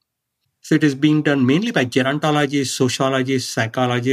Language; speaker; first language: English; non-native, local second language; Marathi